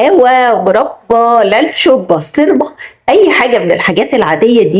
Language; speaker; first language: Arabic; native; Arabic